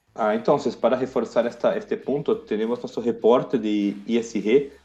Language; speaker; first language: Spanish; non-native, learner; Portuguese